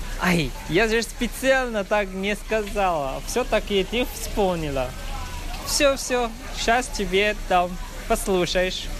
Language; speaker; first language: Russian; non-native, learner; Chinese